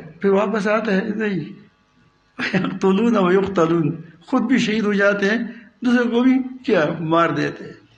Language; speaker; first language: Urdu; non-native, local second language; Pashto